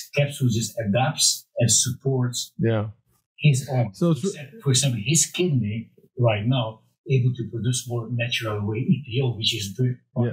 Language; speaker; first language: English; non-native, fluent; Romanian